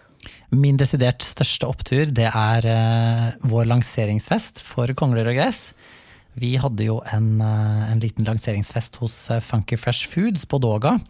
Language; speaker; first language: Norwegian; native; Norwegian